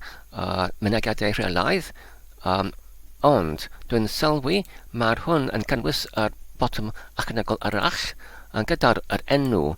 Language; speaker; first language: Welsh; non-native, learner; English